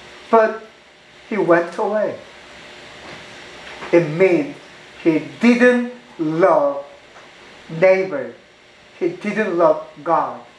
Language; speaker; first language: English; non-native, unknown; Korean